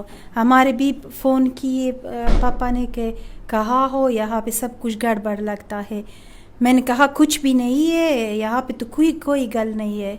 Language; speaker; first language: Hindi; non-native, fluent; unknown